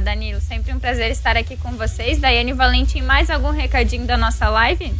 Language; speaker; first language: Portuguese; native; Portuguese